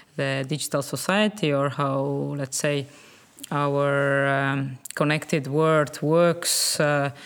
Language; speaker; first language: English; non-native, fluent; Estonian